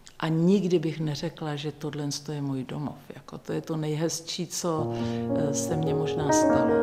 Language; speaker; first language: Czech; native; Czech